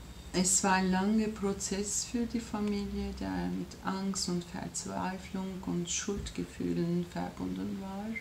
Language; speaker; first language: German; non-native, fluent; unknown